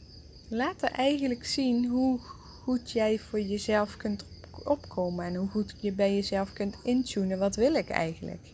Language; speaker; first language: Dutch; native; Dutch